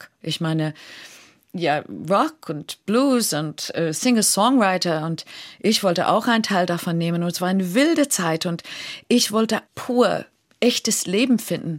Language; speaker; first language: German; non-native, fluent; English